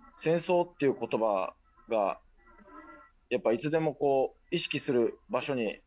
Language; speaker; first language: Japanese; native; Japanese